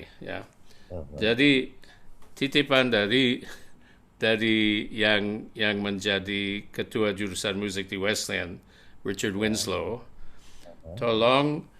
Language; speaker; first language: Indonesian; non-native, fluent; English